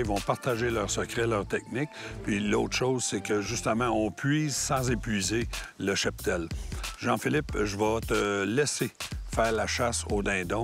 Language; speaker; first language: French; native; French